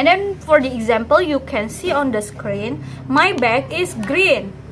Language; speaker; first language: English; non-native, fluent; Indonesian